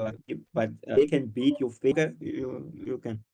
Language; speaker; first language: English; non-native, learner; Portuguese